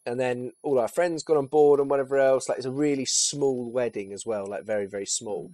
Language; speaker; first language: English; native; English